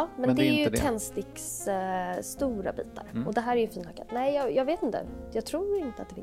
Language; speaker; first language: Swedish; native; Swedish